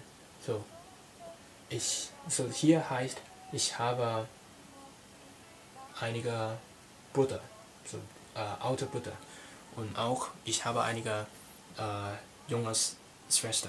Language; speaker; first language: German; non-native, learner; Cantonese